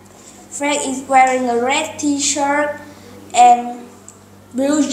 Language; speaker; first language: English; non-native, learner; Vietnamese